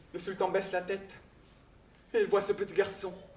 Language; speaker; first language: French; native; French